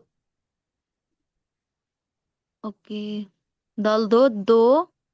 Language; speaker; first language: Korean; non-native, learner; Hindi